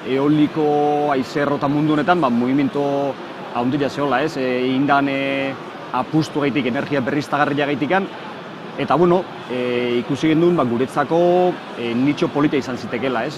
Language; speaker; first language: Basque; native; Basque